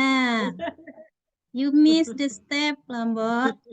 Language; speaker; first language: English; non-native, fluent; Indonesian